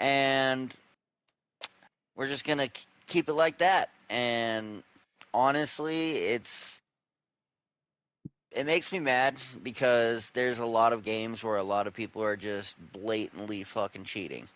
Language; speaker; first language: English; native; English